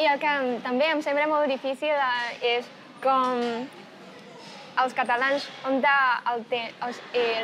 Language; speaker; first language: Catalan; non-native, learner; Chinese